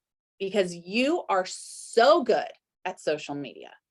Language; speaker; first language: English; native; English